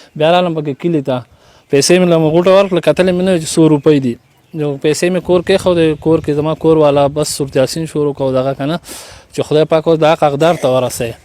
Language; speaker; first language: Pashto; native; Pashto